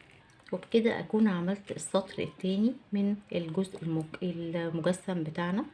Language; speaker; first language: Arabic; native; Arabic